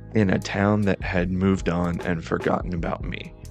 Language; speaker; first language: English; native; English